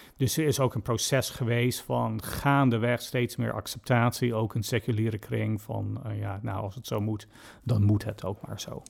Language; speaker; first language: Dutch; non-native, fluent; English